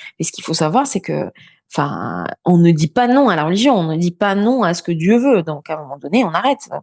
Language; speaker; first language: French; non-native, local second language; Arabic